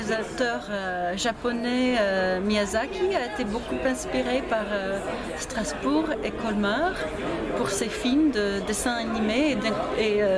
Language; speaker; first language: French; non-native, fluent; English